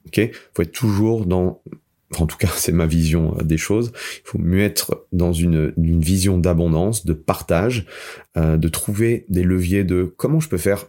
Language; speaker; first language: French; native; French